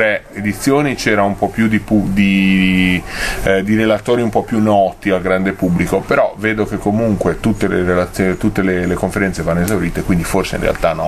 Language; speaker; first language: Italian; native; Italian